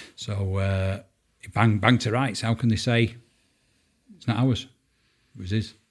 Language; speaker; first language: English; native; English